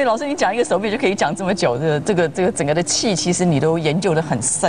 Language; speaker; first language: Chinese; native; Chinese